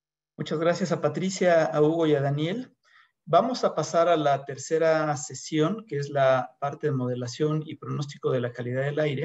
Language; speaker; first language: Spanish; native; Spanish